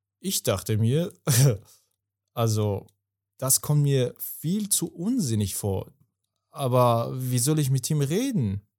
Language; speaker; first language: German; non-native, fluent; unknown